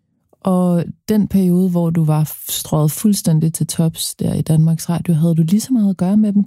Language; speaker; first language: Danish; native; Danish